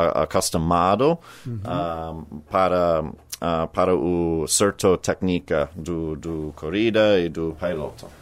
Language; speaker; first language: Portuguese; non-native, learner; English